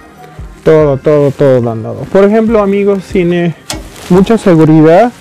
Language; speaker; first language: Spanish; non-native, fluent; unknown